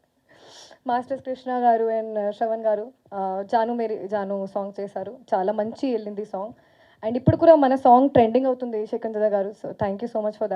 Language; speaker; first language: Telugu; non-native, fluent; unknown